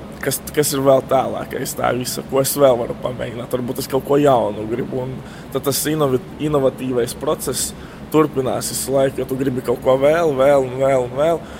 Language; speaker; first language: Latvian; native; Latvian